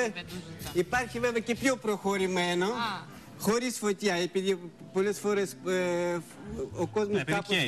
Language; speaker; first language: Greek; non-native, fluent; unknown